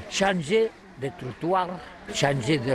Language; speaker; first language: French; non-native, learner; Catalan